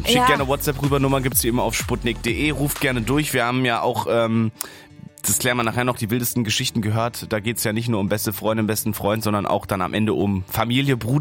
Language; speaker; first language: German; native; German